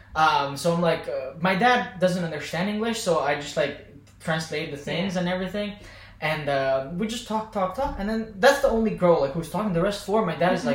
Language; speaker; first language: English; non-native, fluent; Azerbaijani